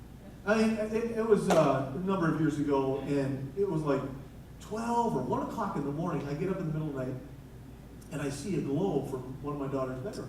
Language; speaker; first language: English; native; English